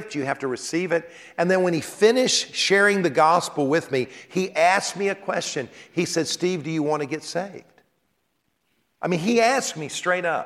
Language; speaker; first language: English; native; English